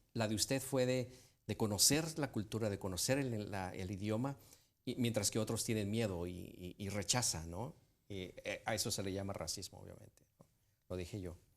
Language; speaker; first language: Spanish; native; Spanish